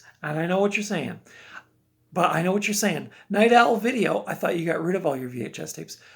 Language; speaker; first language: English; native; English